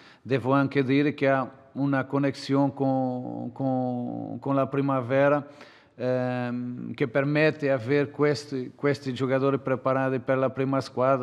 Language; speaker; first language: Italian; non-native, learner; Portuguese